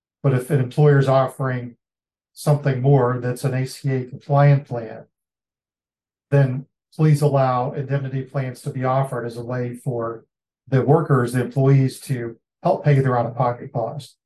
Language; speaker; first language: English; native; English